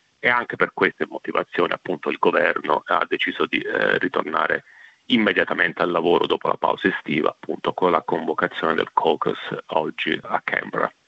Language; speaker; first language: Italian; native; Italian